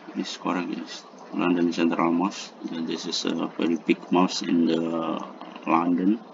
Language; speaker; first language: English; non-native, learner; Indonesian